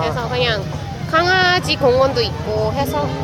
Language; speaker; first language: Korean; non-native, fluent; Indonesian